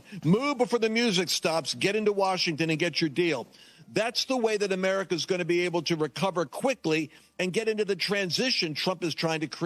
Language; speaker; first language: English; native; English